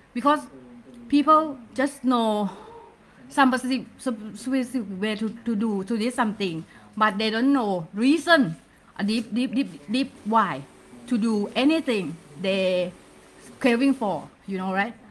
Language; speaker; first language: English; non-native, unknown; Thai